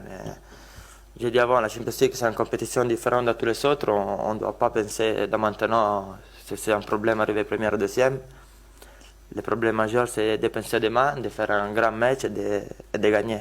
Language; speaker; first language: French; non-native, learner; Italian